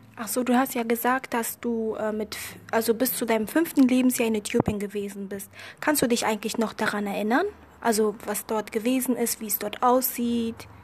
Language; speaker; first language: German; native; German